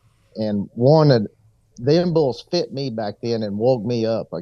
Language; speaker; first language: English; native; English